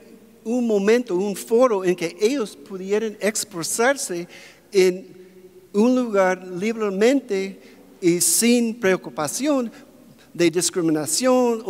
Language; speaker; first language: Spanish; non-native, fluent; English